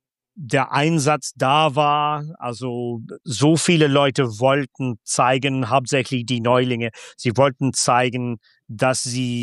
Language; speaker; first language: German; non-native, fluent; English